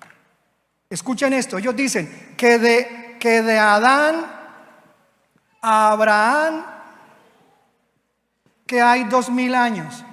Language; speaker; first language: Spanish; native; Spanish